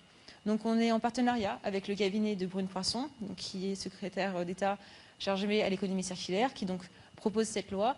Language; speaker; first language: French; native; French